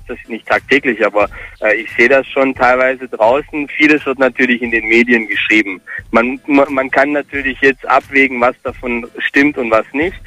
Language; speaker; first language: German; early bilingual, other home language; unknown